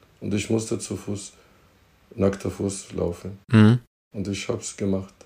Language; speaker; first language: German; non-native, fluent; Arabic